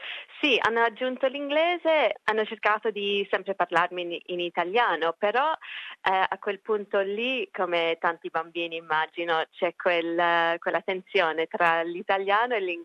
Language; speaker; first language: Italian; early bilingual, heritage; Italian